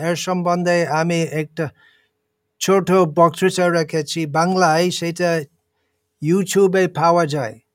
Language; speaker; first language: Bangla; non-native, fluent; English